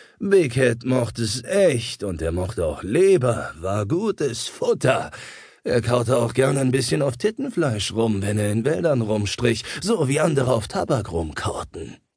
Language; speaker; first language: German; native; German